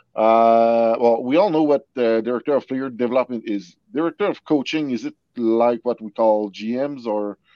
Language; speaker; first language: English; non-native, local second language; French